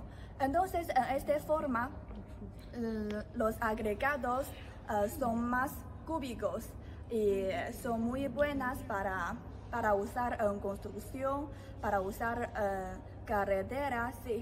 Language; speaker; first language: Spanish; non-native, learner; Chinese